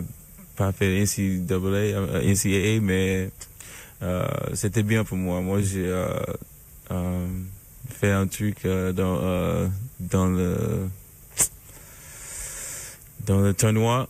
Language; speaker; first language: French; non-native, learner; English